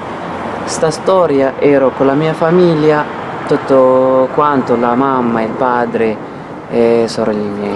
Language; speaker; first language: Italian; non-native, learner; Arabic